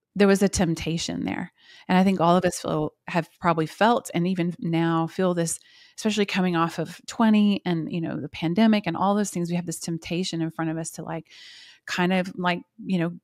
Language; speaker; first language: English; native; English